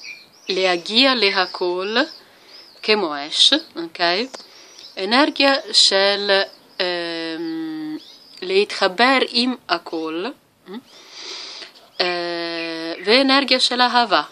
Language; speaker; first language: Hebrew; non-native, learner; Italian